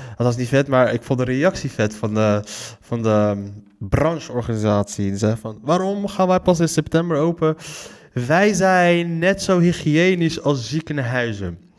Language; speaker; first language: Dutch; early bilingual, other home language; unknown